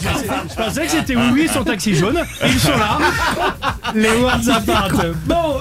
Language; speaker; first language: French; native; French